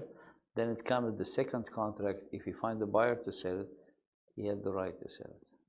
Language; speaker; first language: English; non-native, fluent; Arabic